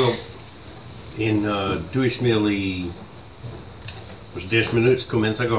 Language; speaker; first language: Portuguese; non-native, learner; English